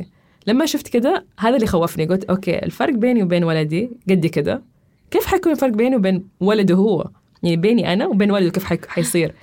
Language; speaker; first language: Arabic; native; Arabic